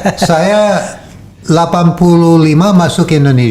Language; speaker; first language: Indonesian; non-native, fluent; English